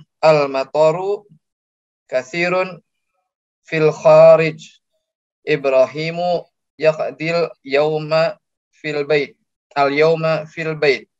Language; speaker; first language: Arabic; non-native, learner; Indonesian